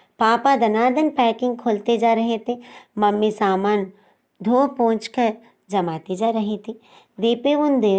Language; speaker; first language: Hindi; non-native, local second language; Telugu